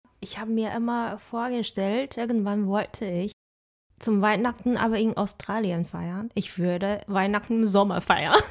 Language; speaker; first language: German; non-native, fluent; Chinese